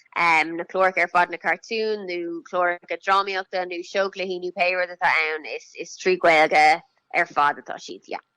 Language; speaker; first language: Irish; native; Irish